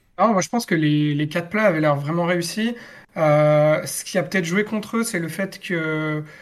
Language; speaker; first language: French; native; French